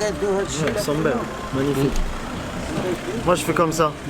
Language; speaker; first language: French; native; French